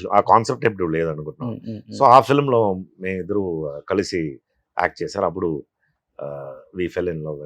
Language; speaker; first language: Telugu; non-native, fluent; Tamil